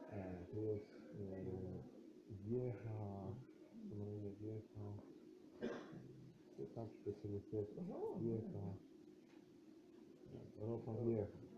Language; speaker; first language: Polish; non-native, learner; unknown